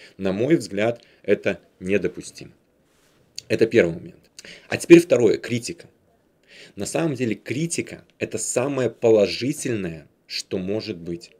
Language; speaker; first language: Russian; native; Russian